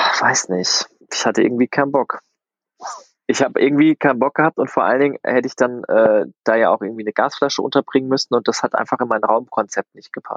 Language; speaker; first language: German; native; German